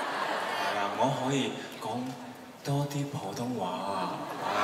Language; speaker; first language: Cantonese; non-native, learner; Chinese